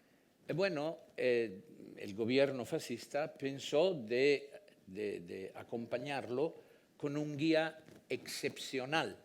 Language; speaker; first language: Spanish; non-native, fluent; Italian